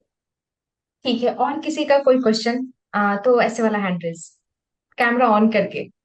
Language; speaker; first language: Hindi; native; Hindi